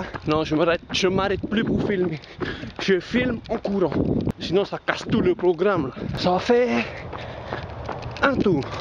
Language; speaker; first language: French; native; French